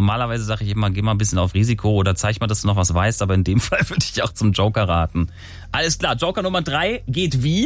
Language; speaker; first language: German; native; German